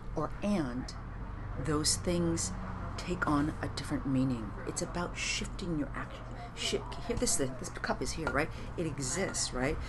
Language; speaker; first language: English; native; English